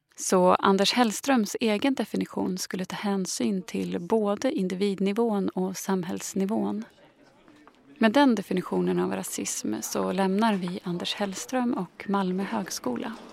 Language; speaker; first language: Swedish; native; Swedish